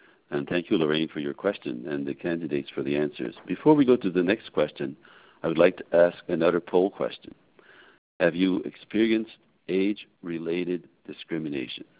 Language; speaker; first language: English; native; English